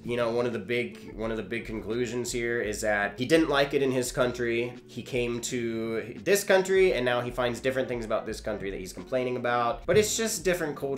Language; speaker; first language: English; native; English